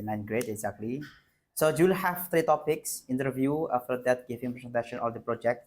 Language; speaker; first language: English; non-native, fluent; Indonesian